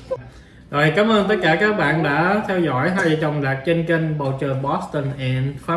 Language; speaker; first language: Vietnamese; native; Vietnamese